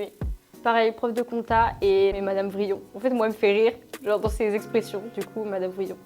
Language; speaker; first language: French; native; French